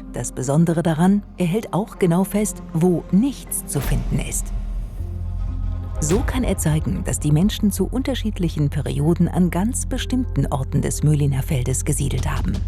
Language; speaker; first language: German; native; German